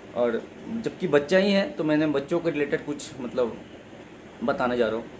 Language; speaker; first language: Hindi; non-native, local second language; Bangla